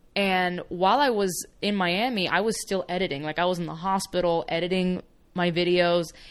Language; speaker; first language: English; early bilingual, other home language; Spanish